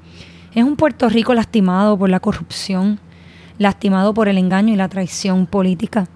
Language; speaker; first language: Spanish; native; Spanish